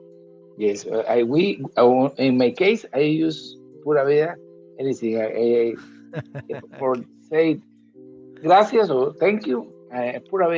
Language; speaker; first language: English; non-native, learner; Spanish